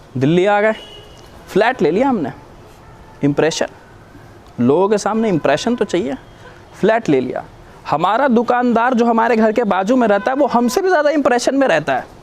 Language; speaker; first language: Hindi; native; Hindi